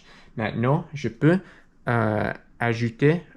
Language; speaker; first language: French; non-native, learner; English